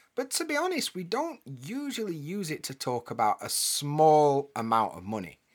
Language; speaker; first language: English; native; English